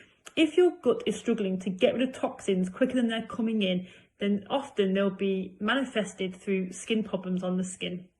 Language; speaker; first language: English; native; English